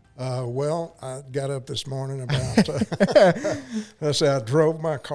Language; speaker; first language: English; native; English